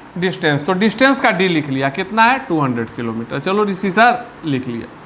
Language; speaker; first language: Hindi; native; Hindi